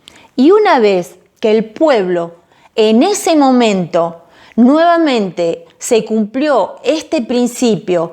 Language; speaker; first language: Spanish; native; Spanish